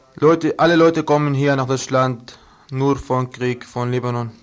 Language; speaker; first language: German; non-native, learner; Arabic